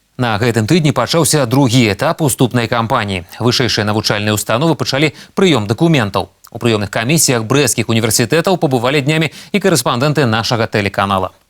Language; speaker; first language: Belarusian; native; Belarusian